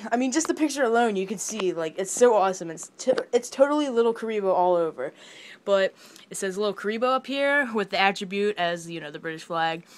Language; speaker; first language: English; native; English